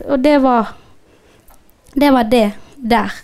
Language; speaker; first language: Norwegian; non-native, fluent; Somali